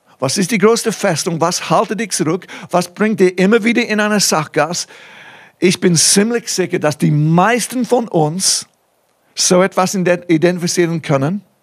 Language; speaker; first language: German; non-native, fluent; English